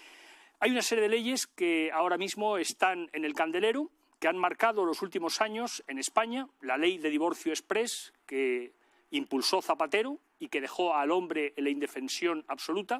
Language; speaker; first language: Spanish; native; Spanish